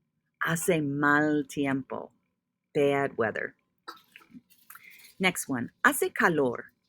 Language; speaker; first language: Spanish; non-native, fluent; English